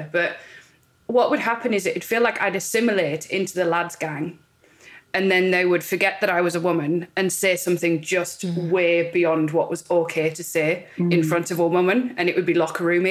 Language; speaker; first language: English; native; English